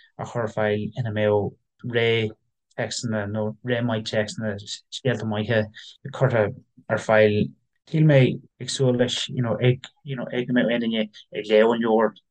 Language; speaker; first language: Irish; non-native, local second language; English